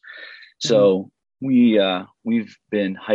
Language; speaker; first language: English; native; English